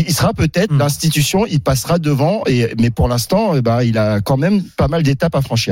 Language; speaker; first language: French; native; French